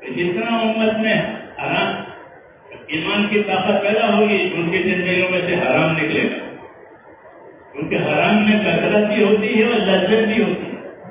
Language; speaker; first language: Urdu; non-native, local second language; Gujarati